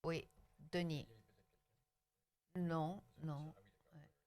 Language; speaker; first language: French; non-native, local second language; Chinese